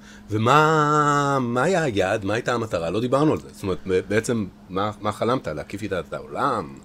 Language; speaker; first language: Hebrew; native; Hebrew